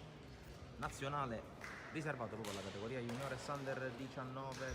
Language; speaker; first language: Italian; native; Italian